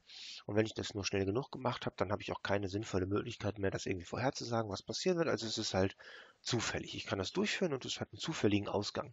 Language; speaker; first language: German; native; German